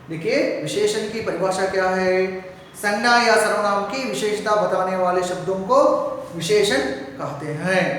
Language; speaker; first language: Hindi; non-native, local second language; Telugu